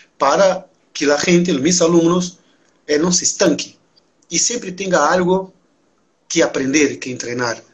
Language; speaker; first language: Spanish; non-native, fluent; Portuguese